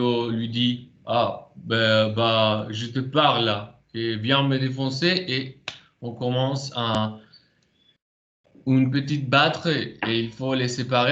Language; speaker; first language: French; non-native, fluent; Spanish